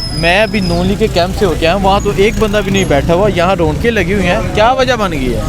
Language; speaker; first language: Urdu; non-native, local second language; Punjabi